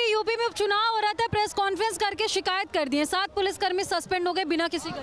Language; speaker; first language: Hindi; native; Hindi